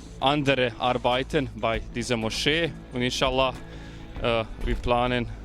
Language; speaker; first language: German; non-native, learner; Bosnian